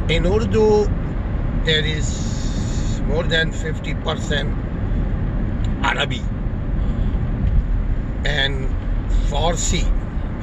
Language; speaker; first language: English; non-native, fluent; Urdu